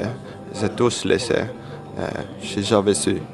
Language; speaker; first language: French; non-native, learner; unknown